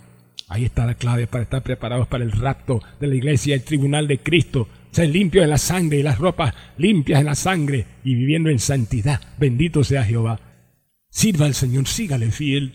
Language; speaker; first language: Spanish; native; Spanish